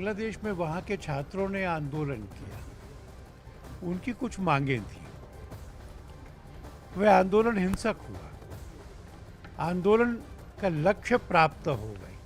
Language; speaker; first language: Hindi; native; Hindi